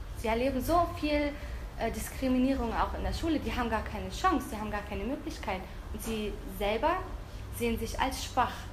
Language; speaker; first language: German; early bilingual, other home language; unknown